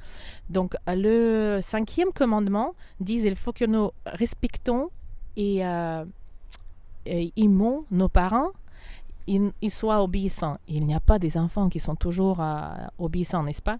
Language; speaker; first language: French; non-native, fluent; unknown